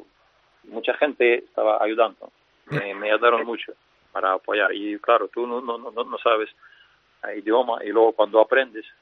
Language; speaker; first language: Spanish; non-native, fluent; Russian